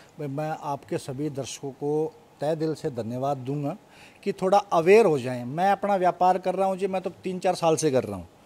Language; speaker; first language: Hindi; native; Hindi